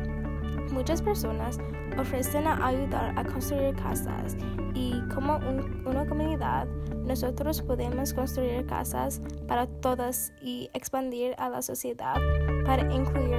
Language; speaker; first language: Spanish; non-native, learner; English